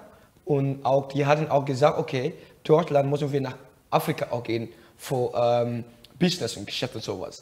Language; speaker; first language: German; non-native, fluent; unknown